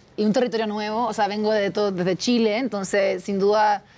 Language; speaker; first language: Spanish; native; Spanish